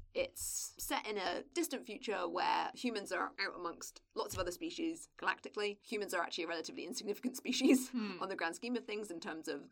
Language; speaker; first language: English; native; English